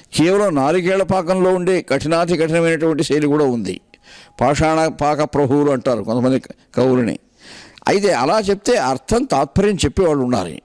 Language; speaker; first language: Telugu; native; Telugu